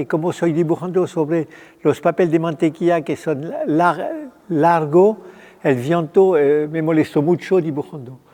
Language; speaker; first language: Spanish; non-native, fluent; French